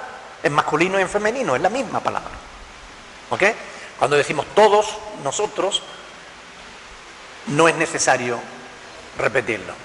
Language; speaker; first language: Spanish; native; Spanish